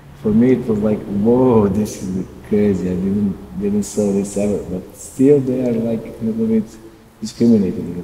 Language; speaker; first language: English; non-native, learner; Serbian